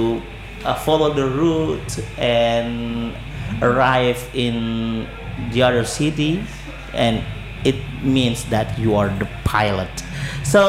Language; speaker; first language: English; non-native, learner; Indonesian